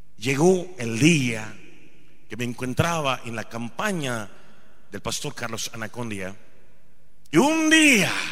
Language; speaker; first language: Spanish; non-native, fluent; Hindi